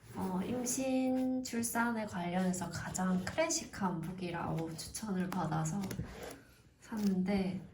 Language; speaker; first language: Korean; native; Korean